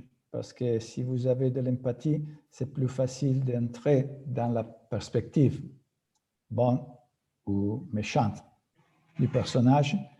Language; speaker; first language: French; non-native, fluent; Italian